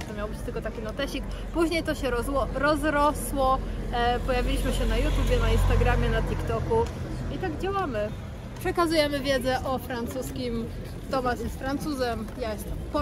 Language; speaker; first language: Polish; native; Polish